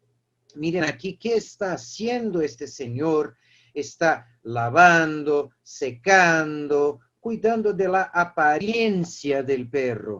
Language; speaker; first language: Spanish; non-native, fluent; Portuguese